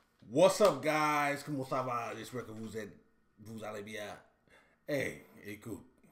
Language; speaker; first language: French; non-native, learner; English